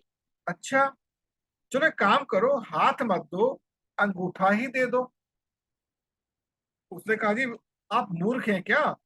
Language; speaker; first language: Hindi; native; Hindi